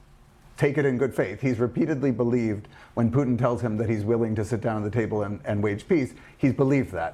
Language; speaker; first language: English; native; English